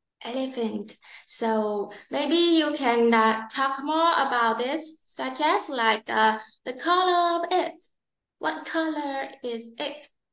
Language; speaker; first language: English; non-native, learner; Vietnamese